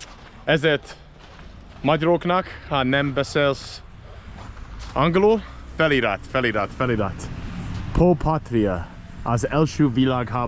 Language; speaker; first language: Hungarian; non-native, learner; English